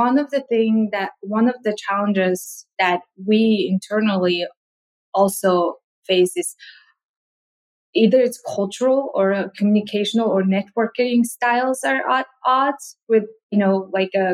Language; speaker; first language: English; non-native, fluent; Korean